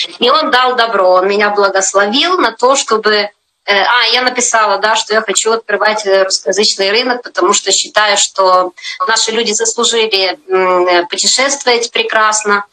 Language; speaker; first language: Russian; native; Russian